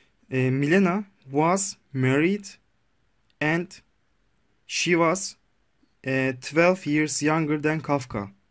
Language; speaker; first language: English; non-native, learner; Turkish